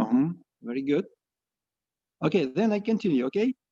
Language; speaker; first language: English; non-native, fluent; Russian